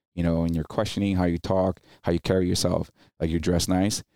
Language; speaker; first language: English; early bilingual, other home language; Spanish